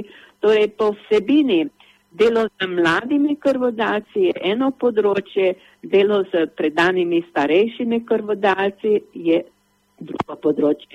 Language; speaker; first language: Slovenian; native; Slovenian